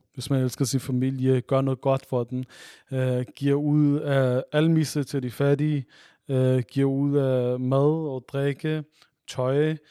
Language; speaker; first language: Danish; early bilingual, other home language; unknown